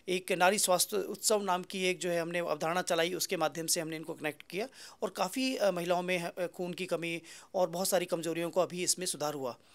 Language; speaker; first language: Hindi; native; Hindi